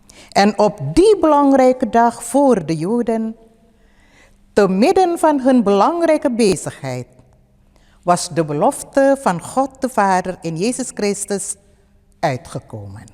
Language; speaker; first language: Dutch; early bilingual, other home language; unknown